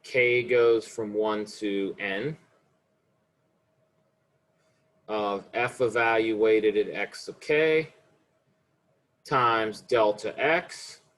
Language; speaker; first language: English; native; English